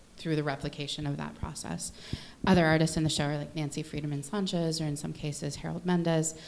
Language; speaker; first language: English; native; English